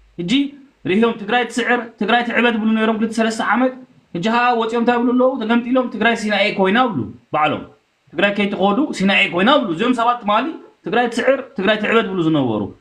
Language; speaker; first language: Tigrinya; native; Tigrinya